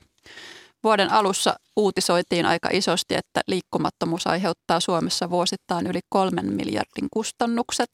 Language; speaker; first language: Finnish; native; Finnish